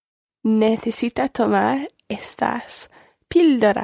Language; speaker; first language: Spanish; non-native, learner; English